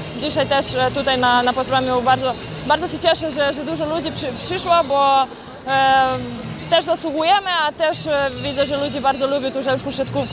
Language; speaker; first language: Polish; non-native, learner; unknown